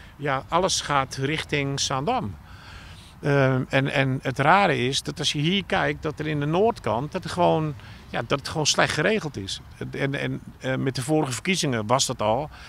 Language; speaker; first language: Dutch; native; Dutch